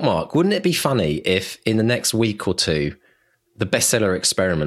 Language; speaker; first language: English; native; English